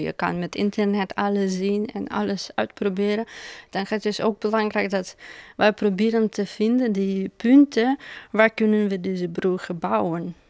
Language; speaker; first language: Dutch; non-native, fluent; Russian